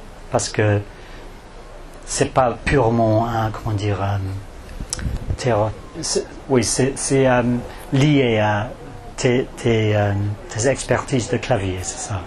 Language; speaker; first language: French; non-native, fluent; English